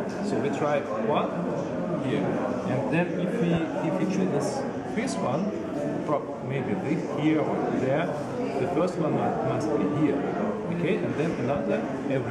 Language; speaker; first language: English; non-native, learner; German